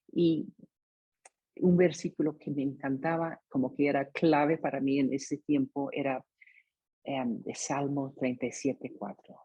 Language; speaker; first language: Spanish; non-native, fluent; English